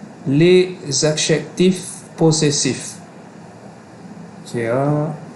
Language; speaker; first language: French; non-native, fluent; Malay